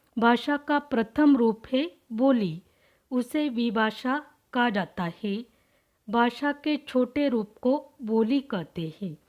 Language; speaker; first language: Hindi; non-native, local second language; Marathi